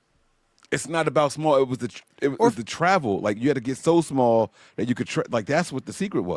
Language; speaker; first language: English; native; English